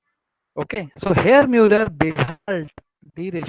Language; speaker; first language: German; non-native, fluent; Marathi